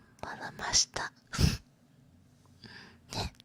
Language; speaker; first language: Japanese; non-native, learner; Chinese